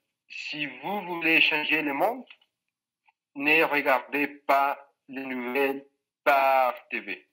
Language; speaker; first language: French; non-native, learner; Spanish